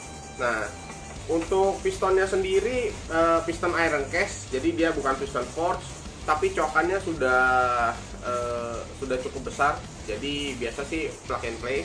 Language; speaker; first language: Indonesian; native; Indonesian